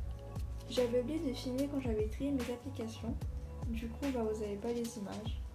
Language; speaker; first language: French; native; French